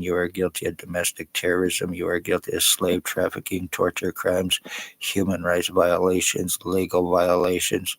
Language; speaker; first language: English; native; English